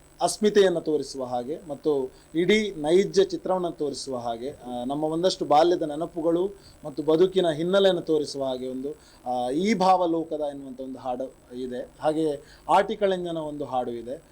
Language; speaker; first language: Kannada; non-native, local second language; Tulu